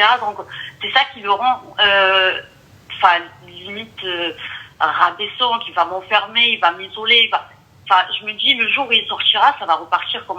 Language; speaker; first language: French; early bilingual, other home language; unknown